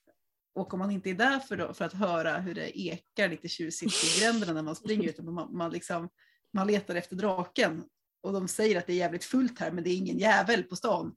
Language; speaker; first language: Swedish; native; Swedish